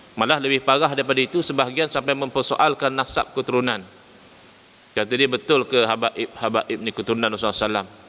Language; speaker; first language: Malay; native; Malay